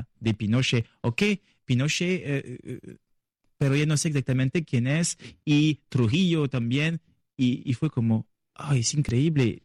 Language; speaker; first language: Spanish; non-native, learner; French